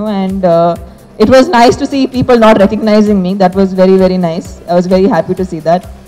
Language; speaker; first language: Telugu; non-native, fluent; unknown